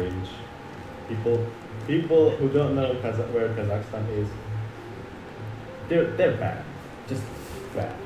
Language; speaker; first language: English; non-native, fluent; Indonesian